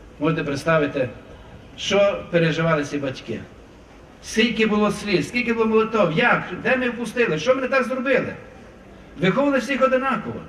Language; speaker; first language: Ukrainian; native; Ukrainian